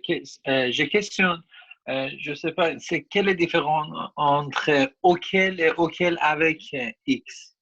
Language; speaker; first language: French; non-native, learner; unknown